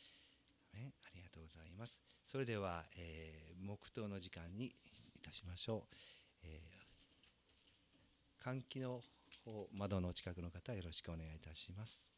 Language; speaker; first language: Japanese; native; Japanese